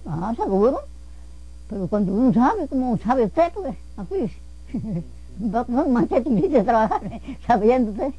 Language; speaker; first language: Spanish; native; Spanish